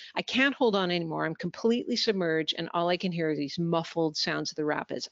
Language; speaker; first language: English; native; English